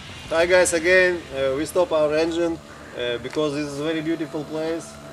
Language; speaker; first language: English; non-native, learner; Russian